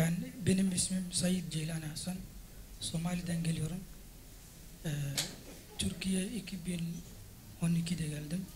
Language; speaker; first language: Turkish; non-native, fluent; Somali